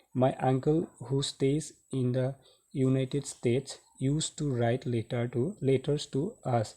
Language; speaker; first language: English; non-native, local second language; Assamese